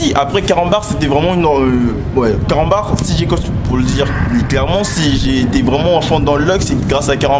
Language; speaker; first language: French; native; French